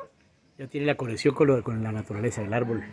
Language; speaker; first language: Spanish; native; Spanish